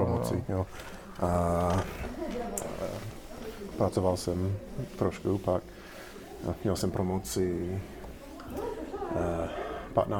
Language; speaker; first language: Czech; non-native, learner; English